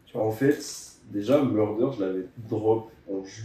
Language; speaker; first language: French; native; French